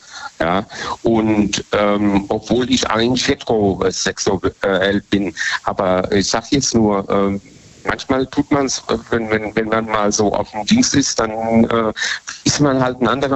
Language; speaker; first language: German; native; German